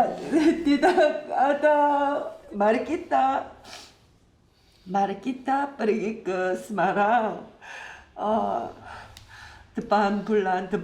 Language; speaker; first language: Indonesian; non-native, learner; Korean